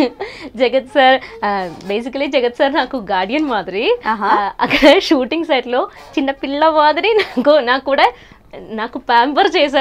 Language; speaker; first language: Telugu; non-native, learner; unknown